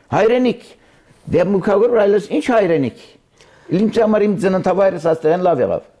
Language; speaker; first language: Armenian; early bilingual, heritage; Armenian